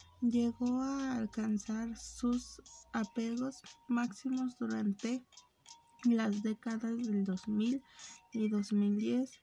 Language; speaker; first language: Spanish; native; Spanish